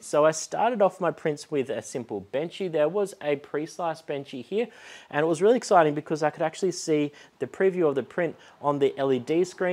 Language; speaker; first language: English; native; English